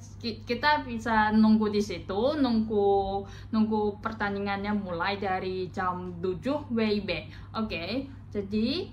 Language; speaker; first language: Indonesian; non-native, fluent; Chinese